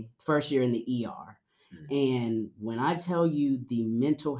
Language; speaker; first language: English; native; English